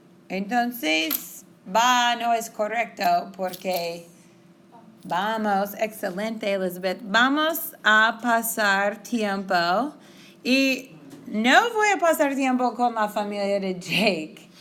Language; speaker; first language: Spanish; non-native, fluent; English